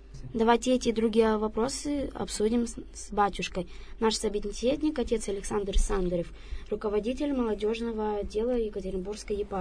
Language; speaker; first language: Russian; native; Russian